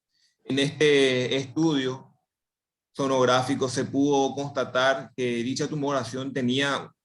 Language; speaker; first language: Spanish; native; Spanish